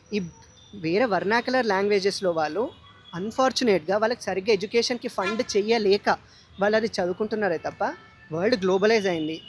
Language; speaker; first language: Telugu; native; Telugu